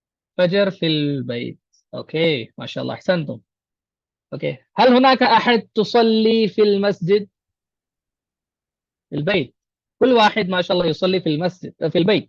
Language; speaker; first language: Arabic; non-native, fluent; Urdu